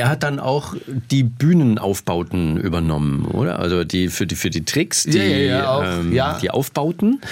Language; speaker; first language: German; native; German